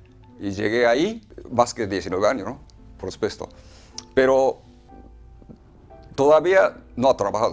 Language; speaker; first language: Spanish; non-native, fluent; Japanese